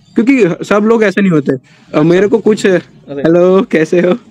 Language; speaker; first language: Hindi; non-native, local second language; Gujarati